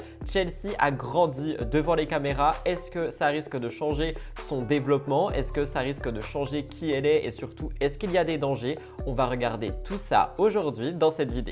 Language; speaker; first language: French; native; French